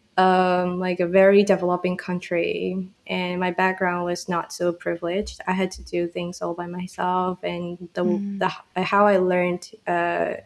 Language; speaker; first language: English; non-native, fluent; Burmese